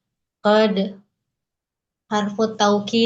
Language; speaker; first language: Arabic; non-native, learner; Indonesian